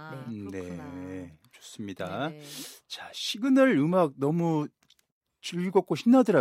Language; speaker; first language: Korean; native; Korean